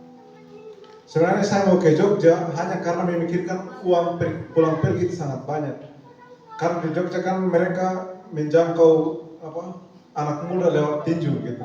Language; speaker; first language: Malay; non-native, local second language; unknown